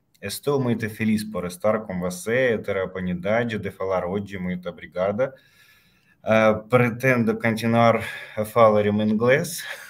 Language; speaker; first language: Portuguese; non-native, learner; Ukrainian